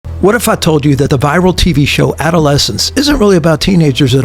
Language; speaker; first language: English; native; English